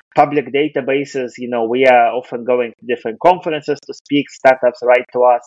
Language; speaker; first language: English; non-native, fluent; Russian